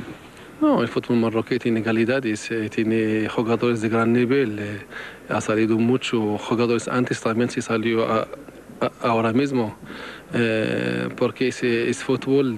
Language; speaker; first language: Spanish; non-native, fluent; Arabic